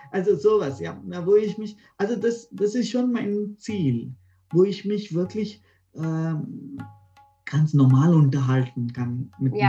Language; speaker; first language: German; non-native, fluent; Konkani